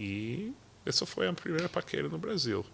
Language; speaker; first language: Portuguese; non-native, fluent; English